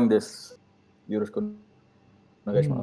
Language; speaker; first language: Japanese; non-native, learner; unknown